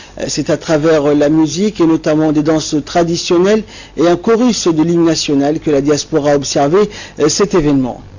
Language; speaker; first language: French; non-native, local second language; Somali